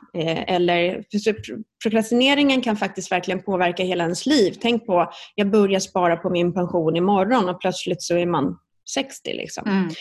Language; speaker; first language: Swedish; early bilingual, other home language; Italian